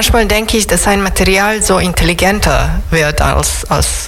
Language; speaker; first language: German; non-native, fluent; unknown